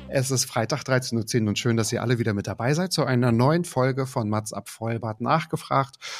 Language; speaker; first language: German; native; German